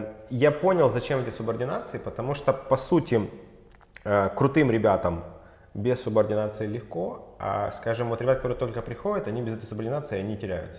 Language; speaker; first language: Russian; native; Russian